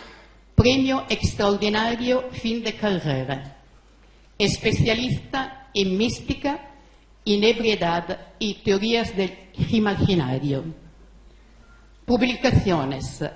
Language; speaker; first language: Spanish; non-native, fluent; Italian